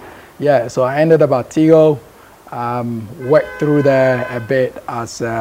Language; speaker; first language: English; non-native, local second language; Akan